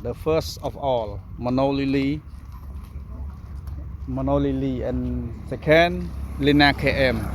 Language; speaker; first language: English; non-native, learner; Khmer